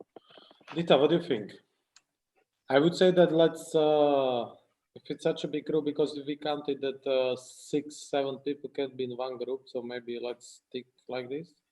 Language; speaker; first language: English; non-native, fluent; Czech